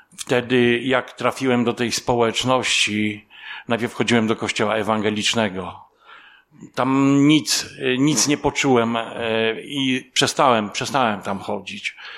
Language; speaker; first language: Polish; native; Polish